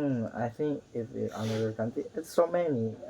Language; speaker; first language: English; non-native, learner; Indonesian